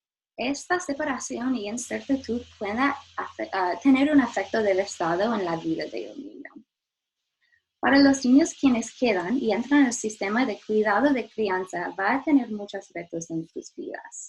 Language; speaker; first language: Spanish; non-native, learner; English